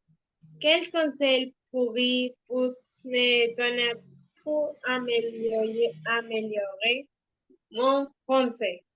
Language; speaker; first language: French; non-native, learner; Spanish